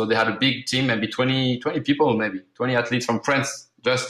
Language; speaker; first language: English; early bilingual, other home language; Arabic